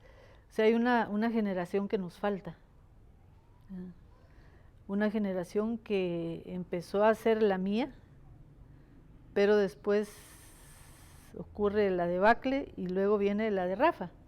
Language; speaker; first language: Spanish; native; Spanish